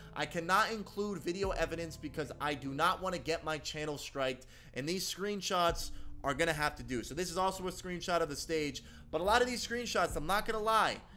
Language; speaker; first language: English; native; English